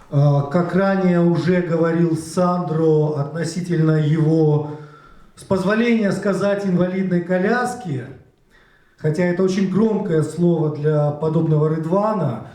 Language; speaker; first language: Russian; native; Russian